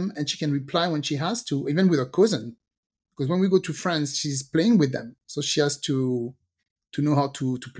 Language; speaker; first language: English; non-native, fluent; French